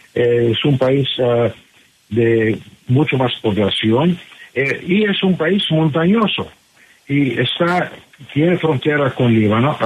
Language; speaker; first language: Spanish; non-native, fluent; English